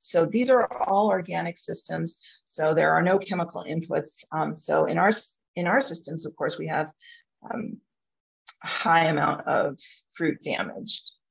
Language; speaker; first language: English; native; English